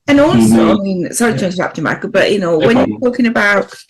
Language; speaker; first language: English; non-native, fluent; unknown